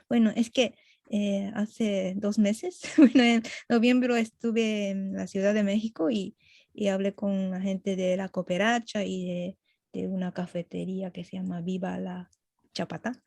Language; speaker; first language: Spanish; non-native, fluent; Japanese